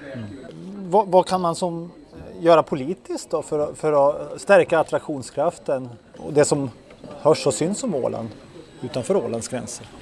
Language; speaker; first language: Swedish; native; Swedish